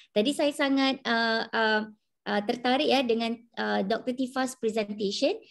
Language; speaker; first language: Malay; native; Malay